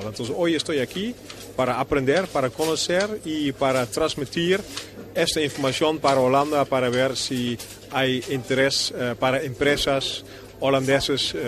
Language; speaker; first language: Spanish; non-native, fluent; Dutch